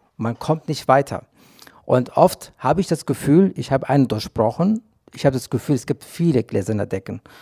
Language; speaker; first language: German; non-native, fluent; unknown